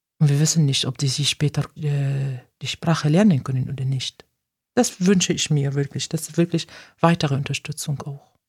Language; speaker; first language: German; non-native, fluent; Arabic